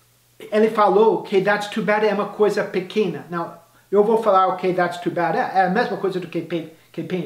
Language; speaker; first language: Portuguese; non-native, fluent; English